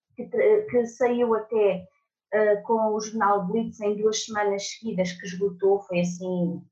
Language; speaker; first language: Portuguese; native; Portuguese